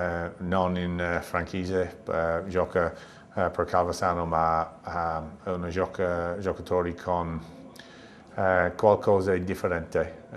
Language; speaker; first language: Italian; non-native, learner; English